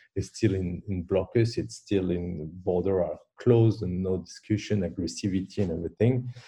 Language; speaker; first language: English; non-native, fluent; French